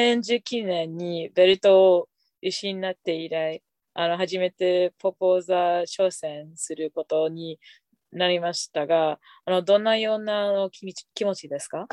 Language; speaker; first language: Japanese; non-native, fluent; English